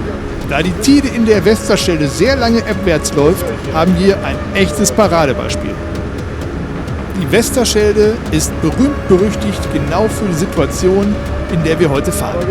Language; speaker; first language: German; native; German